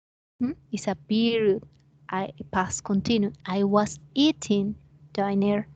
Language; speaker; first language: English; non-native, learner; Spanish